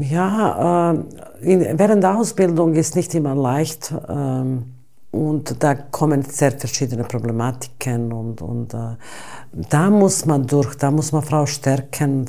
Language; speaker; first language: German; non-native, fluent; Bosnian